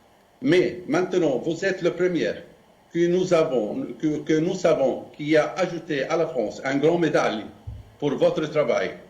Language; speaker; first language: French; non-native, fluent; Arabic